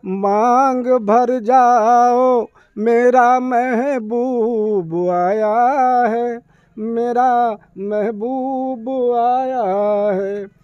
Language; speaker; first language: Hindi; native; Hindi